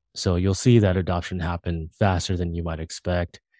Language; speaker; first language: English; early bilingual, other home language; Filipino